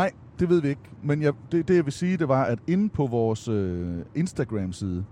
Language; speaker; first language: Danish; native; Danish